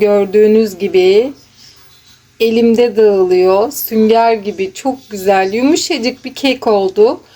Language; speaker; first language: Turkish; native; Turkish